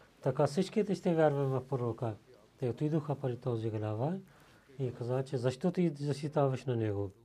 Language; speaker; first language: Bulgarian; non-native, learner; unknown